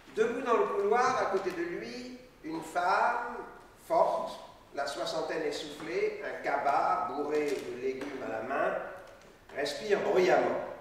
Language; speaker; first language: French; native; French